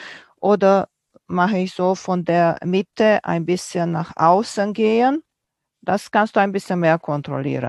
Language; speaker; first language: German; non-native, fluent; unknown